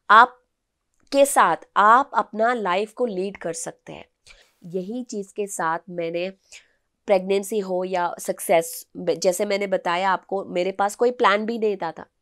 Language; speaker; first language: Hindi; non-native, local second language; Telugu